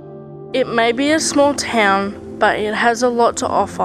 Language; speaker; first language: English; native; English